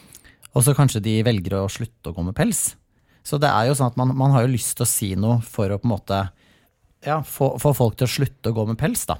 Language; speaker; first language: Norwegian; native; Norwegian